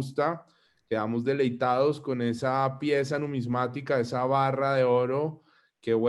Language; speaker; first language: Spanish; native; Spanish